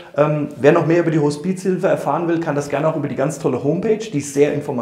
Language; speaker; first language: German; native; German